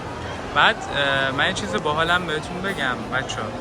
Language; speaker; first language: Persian; native; Persian